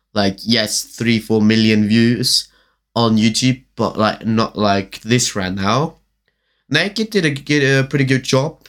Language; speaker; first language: English; non-native, learner; German